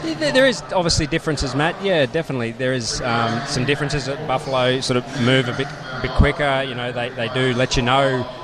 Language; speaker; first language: English; native; English